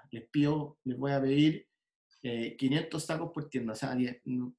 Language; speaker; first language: Spanish; native; Spanish